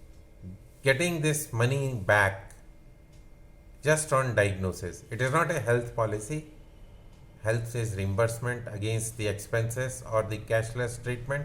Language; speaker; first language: English; non-native, local second language; Hindi